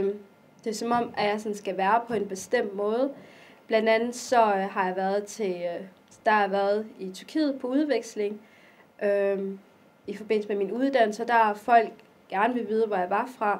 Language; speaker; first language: Danish; early bilingual, other home language; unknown